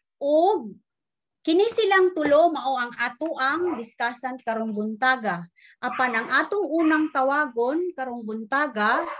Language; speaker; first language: Cebuano; non-native, local second language; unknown